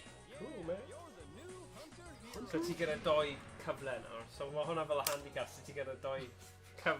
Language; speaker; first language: Welsh; native; Welsh